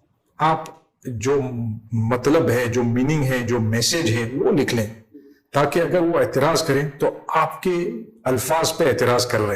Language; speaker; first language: Hindi; non-native, fluent; English